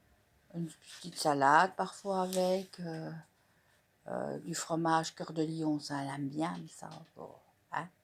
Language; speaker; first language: French; native; French